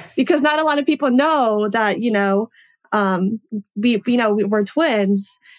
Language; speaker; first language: English; early bilingual, other home language; Polish